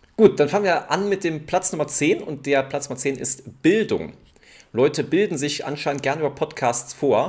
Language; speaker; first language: German; native; German